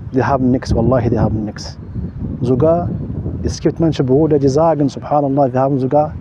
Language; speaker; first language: German; non-native, fluent; Arabic